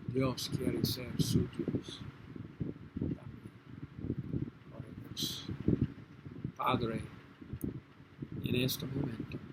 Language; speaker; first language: Spanish; non-native, learner; English